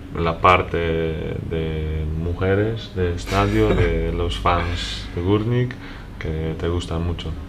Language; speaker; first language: Spanish; non-native, learner; Polish